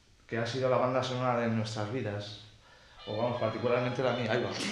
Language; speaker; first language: Spanish; native; Spanish